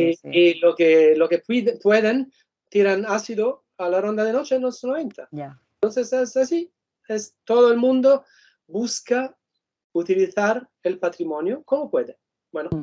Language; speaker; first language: Spanish; non-native, fluent; Italian